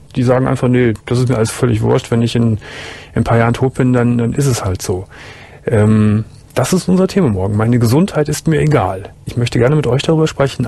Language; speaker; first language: German; native; German